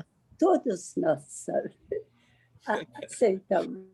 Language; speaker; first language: Portuguese; non-native, learner; Persian